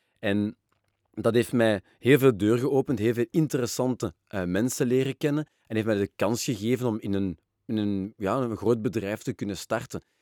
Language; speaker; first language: Dutch; non-native, local second language; French